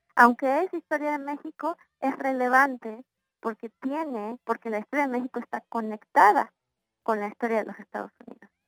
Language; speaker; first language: Spanish; native; Spanish